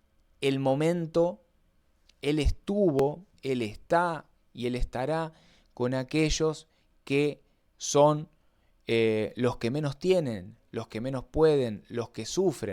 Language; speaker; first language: Spanish; native; Spanish